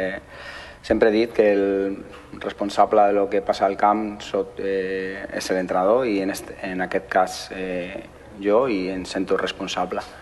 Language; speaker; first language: Catalan; non-native, fluent; Spanish